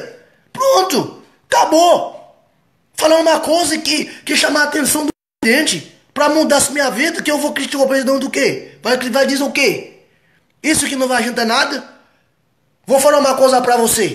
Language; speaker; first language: Portuguese; non-native, fluent; Haitian Creole